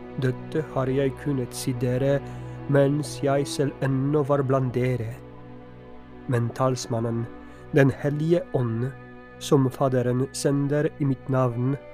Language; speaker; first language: Norwegian; non-native, fluent; Polish